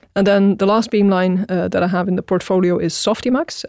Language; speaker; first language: English; non-native, fluent; Dutch